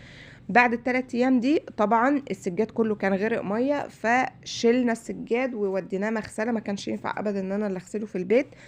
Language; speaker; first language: Arabic; native; Arabic